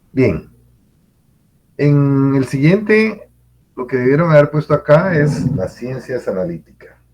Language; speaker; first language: Spanish; native; Spanish